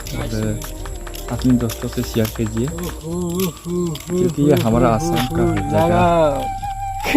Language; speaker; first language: Hindi; non-native, local second language; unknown